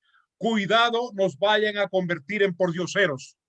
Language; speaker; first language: Spanish; native; Spanish